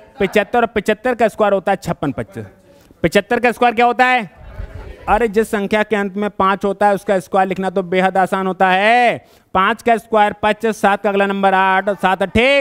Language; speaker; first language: Hindi; native; Hindi